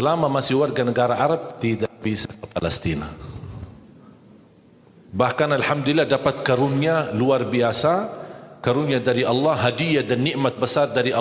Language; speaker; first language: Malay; non-native, fluent; Arabic